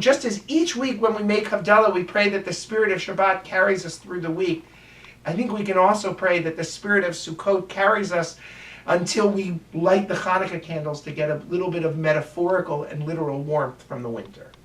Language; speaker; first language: English; native; English